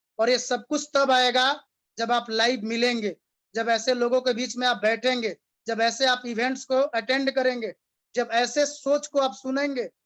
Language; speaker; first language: Hindi; native; Hindi